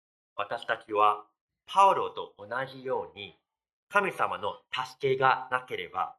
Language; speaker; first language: Japanese; non-native, fluent; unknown